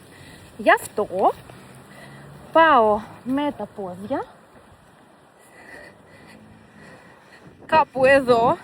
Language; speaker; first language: Greek; non-native, fluent; Russian